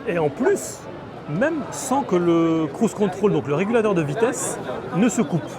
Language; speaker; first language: French; native; French